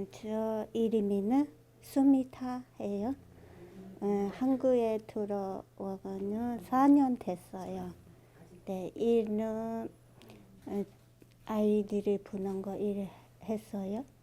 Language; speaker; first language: Korean; non-native, learner; Burmese